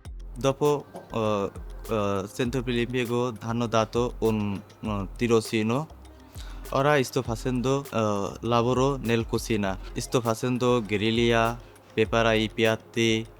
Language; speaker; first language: Italian; non-native, learner; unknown